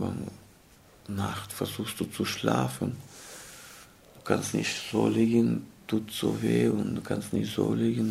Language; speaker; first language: German; non-native, learner; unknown